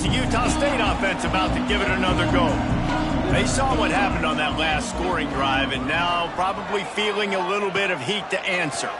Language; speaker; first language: English; native; English